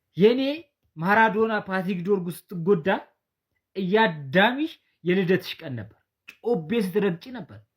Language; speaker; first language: Amharic; native; Amharic